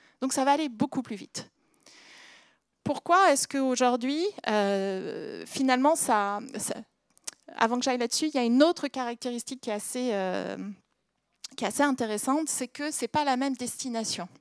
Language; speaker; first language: French; native; French